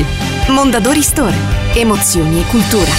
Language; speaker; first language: Italian; native; Italian